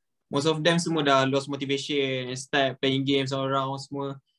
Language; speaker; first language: English; non-native, local second language; Malay